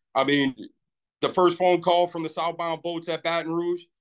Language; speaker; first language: English; native; English